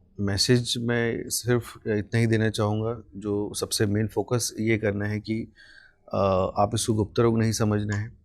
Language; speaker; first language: Hindi; non-native, local second language; Marathi